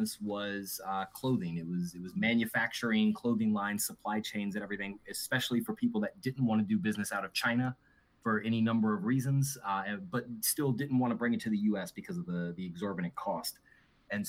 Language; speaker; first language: English; native; English